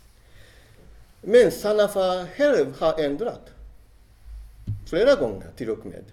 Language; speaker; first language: Swedish; non-native, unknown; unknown